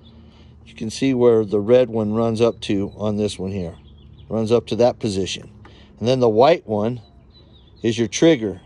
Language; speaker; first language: English; native; English